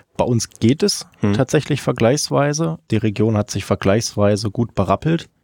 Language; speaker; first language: German; native; German